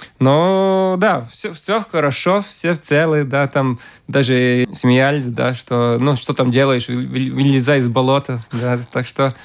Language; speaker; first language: Russian; non-native, local second language; Latvian